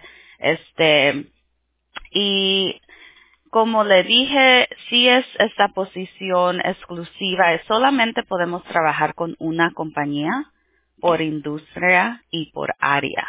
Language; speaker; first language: Spanish; early bilingual, heritage; Spanish